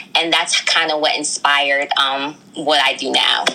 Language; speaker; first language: English; early bilingual, other home language; Krio